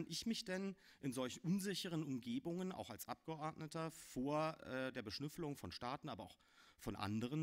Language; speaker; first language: German; native; German